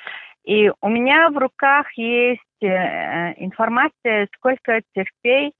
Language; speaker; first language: Russian; non-native, fluent; Mongolian